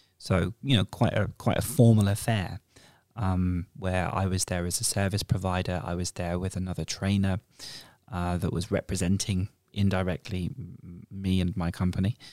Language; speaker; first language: English; native; English